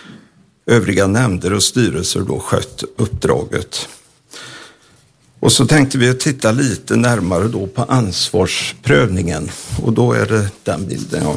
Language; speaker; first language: Swedish; native; Swedish